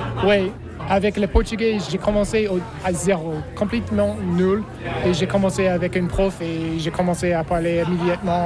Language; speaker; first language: French; non-native, learner; English